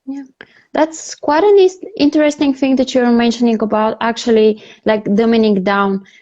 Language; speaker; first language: English; non-native, fluent; Bulgarian